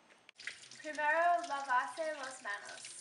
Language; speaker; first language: Spanish; non-native, learner; English